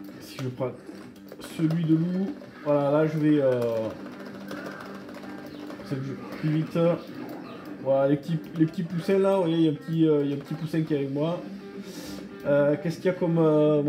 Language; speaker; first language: French; native; French